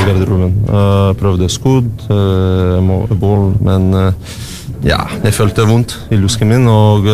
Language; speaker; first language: Norwegian; non-native, learner; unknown